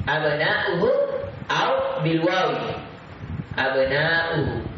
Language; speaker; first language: Arabic; non-native, fluent; Indonesian